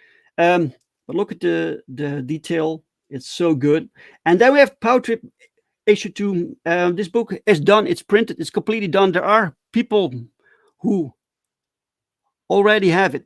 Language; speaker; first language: English; non-native, fluent; Dutch